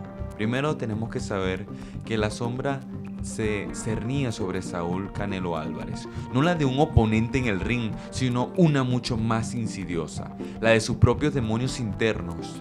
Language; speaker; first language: Spanish; native; Spanish